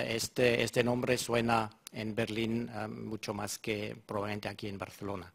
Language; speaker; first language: Spanish; non-native, fluent; German